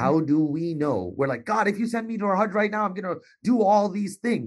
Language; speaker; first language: English; native; English